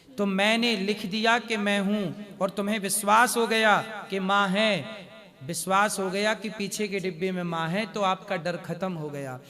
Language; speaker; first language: Hindi; native; Hindi